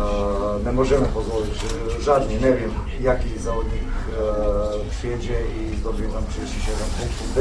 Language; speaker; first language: Polish; non-native, learner; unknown